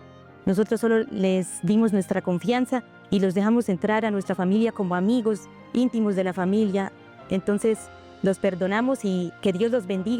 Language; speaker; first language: Spanish; native; Spanish